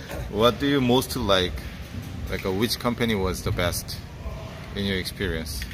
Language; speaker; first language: English; non-native, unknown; Korean